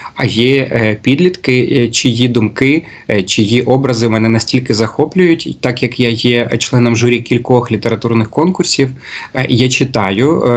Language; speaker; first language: Ukrainian; native; Ukrainian